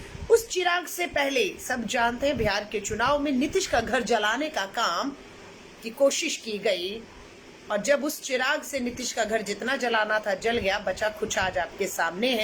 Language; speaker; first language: Hindi; native; Hindi